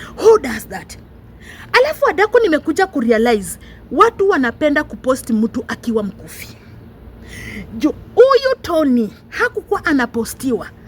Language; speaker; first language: Swahili; non-native, local second language; Luyia